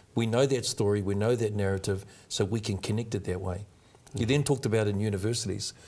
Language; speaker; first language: English; native; English